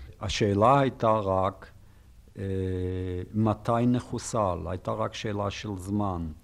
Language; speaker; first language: Hebrew; non-native, fluent; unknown